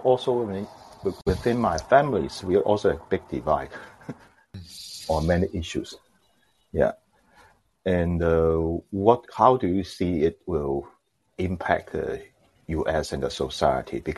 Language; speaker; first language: English; non-native, local second language; Cantonese